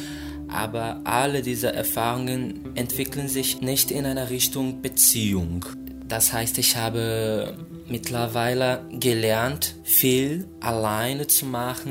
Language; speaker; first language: German; non-native, fluent; Portuguese